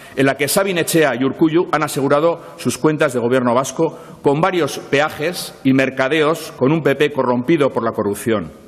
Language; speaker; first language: Spanish; native; Spanish